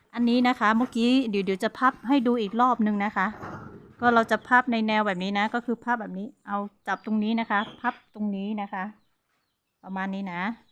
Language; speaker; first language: Thai; non-native, local second language; Hmong